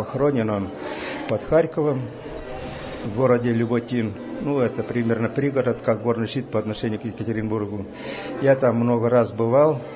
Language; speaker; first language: Russian; native; Russian